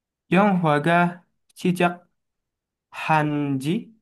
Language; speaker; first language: Korean; non-native, learner; Indonesian